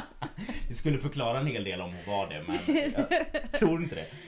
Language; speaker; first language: Swedish; native; Swedish